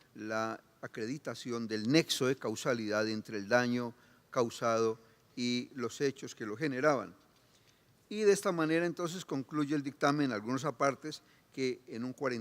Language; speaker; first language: Spanish; native; Spanish